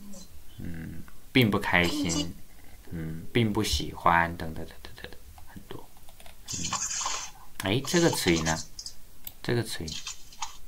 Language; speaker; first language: Chinese; native; Chinese